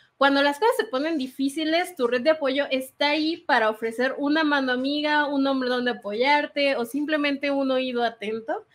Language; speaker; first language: Spanish; native; Spanish